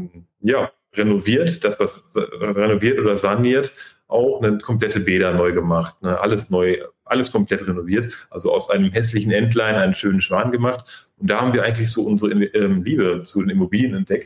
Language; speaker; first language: German; native; German